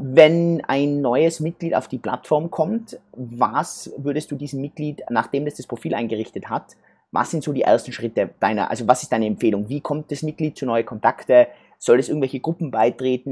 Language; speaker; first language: German; native; German